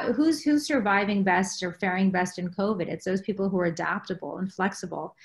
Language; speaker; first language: English; native; English